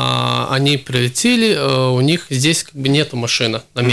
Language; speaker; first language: Russian; non-native, local second language; Latvian